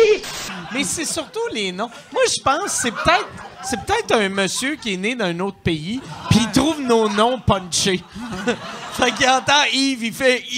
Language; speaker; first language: French; native; French